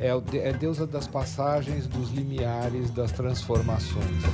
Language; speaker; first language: Portuguese; native; Portuguese